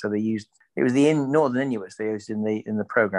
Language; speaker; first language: English; native; English